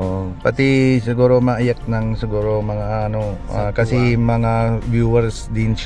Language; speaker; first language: Filipino; non-native, learner; Hindi